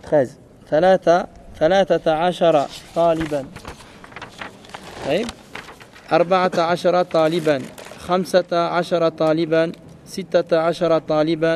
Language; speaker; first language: Arabic; non-native, fluent; French